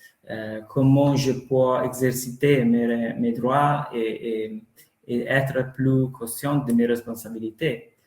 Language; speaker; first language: French; non-native, fluent; Italian